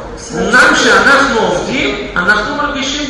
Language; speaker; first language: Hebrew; non-native, fluent; Russian